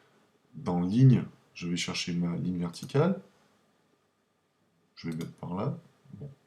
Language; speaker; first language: French; native; French